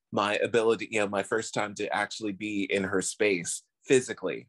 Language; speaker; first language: English; native; English